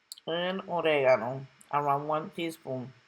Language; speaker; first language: English; non-native, local second language; Spanish